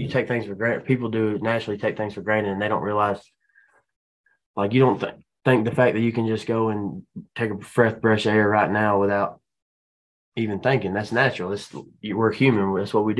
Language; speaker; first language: English; native; English